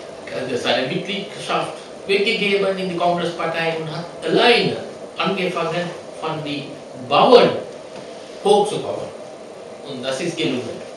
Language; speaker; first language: German; non-native, learner; Sinhala